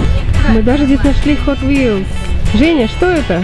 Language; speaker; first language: Russian; native; Russian